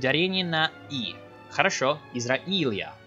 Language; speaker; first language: Russian; non-native, learner; English